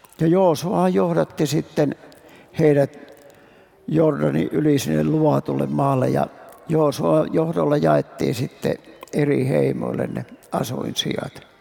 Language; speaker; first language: Finnish; native; Finnish